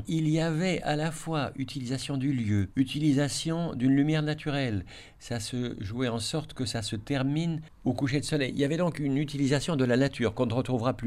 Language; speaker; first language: French; native; French